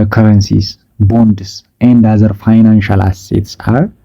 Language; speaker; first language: English; non-native, local second language; Amharic